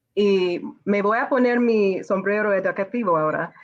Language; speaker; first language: Spanish; non-native, fluent; English